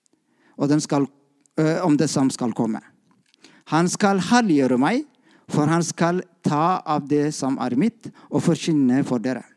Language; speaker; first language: Norwegian; non-native, fluent; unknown